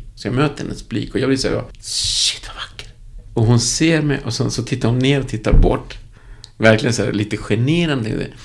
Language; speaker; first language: Swedish; early bilingual, other home language; Spanish